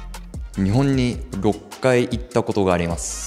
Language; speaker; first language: Japanese; early bilingual, heritage; Japanese